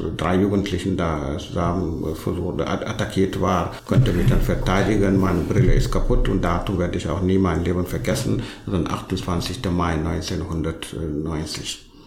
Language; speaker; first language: German; non-native, fluent; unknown